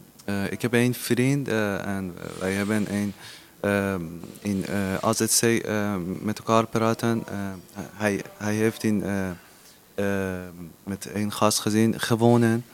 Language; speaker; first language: Dutch; non-native, learner; Persian